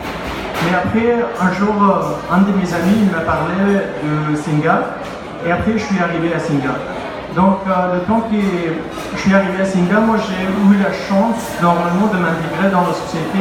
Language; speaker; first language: French; non-native, learner; Pashto